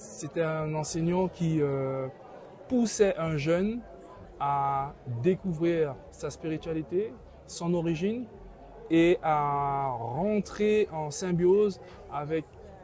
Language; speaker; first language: French; native; French